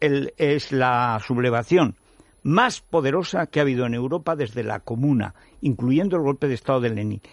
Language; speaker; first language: Spanish; native; Spanish